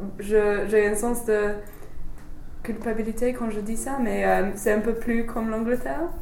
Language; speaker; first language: French; non-native, fluent; English